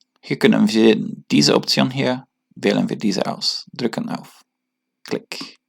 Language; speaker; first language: German; non-native, learner; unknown